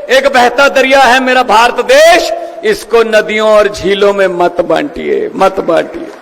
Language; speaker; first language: Hindi; non-native, local second language; Punjabi